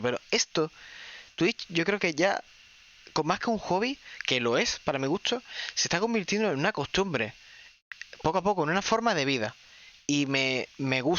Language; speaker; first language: Spanish; native; Spanish